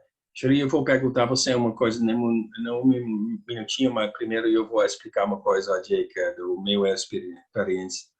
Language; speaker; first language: Portuguese; non-native, learner; Dutch